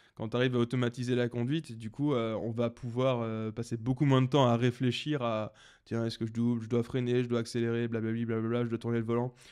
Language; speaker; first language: French; native; French